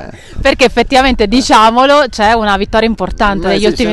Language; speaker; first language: Italian; native; Italian